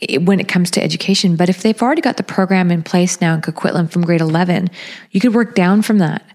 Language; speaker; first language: English; native; English